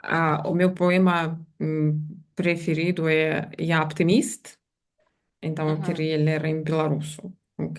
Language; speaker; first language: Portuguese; non-native, fluent; Belarusian